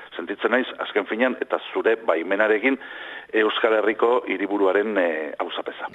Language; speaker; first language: Basque; non-native, local second language; Spanish